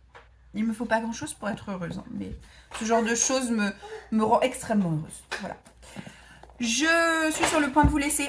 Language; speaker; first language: French; native; French